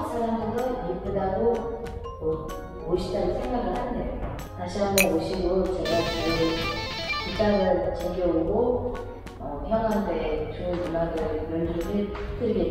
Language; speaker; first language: Korean; non-native, learner; Uzbek